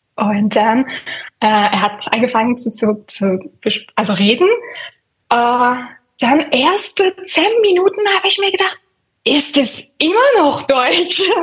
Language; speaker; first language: German; non-native, fluent; Persian